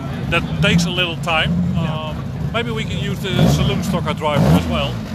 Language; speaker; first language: English; non-native, fluent; Dutch